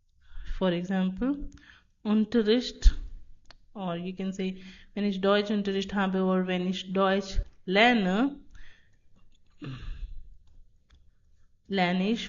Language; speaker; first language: German; non-native, fluent; Hindi